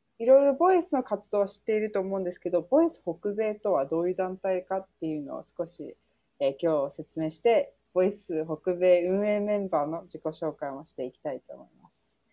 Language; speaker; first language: Japanese; early bilingual, heritage; Japanese